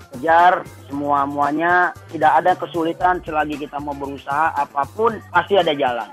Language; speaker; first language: Indonesian; native; Indonesian